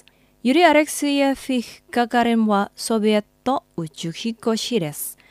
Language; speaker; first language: Japanese; non-native, fluent; Indonesian